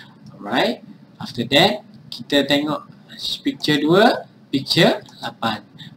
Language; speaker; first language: English; non-native, local second language; Malay